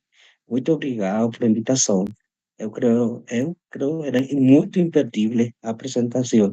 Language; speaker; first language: Portuguese; non-native, learner; Spanish